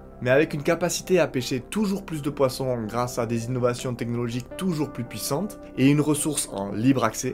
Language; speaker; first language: French; native; French